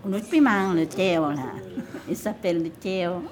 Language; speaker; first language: French; non-native, fluent; Lao